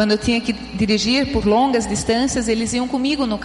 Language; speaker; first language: Portuguese; native; Portuguese